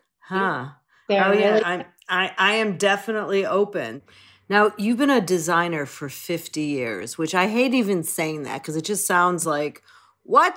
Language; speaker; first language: English; native; English